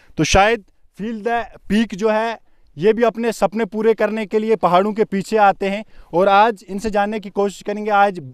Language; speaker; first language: Hindi; non-native, local second language; Kashmiri